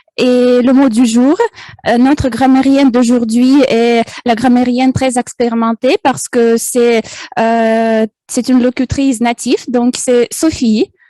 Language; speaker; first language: French; non-native, fluent; Russian